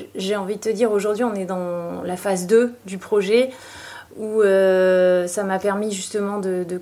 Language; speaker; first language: French; native; French